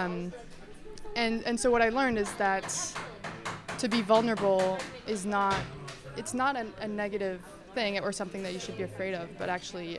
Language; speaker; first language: English; non-native, fluent; Spanish